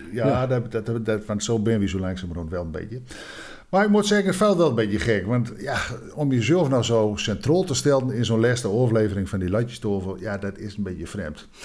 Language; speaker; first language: Dutch; non-native, local second language; Low German